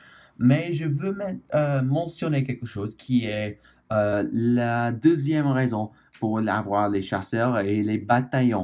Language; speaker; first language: French; non-native, learner; English